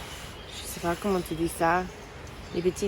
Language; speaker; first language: French; non-native, learner; English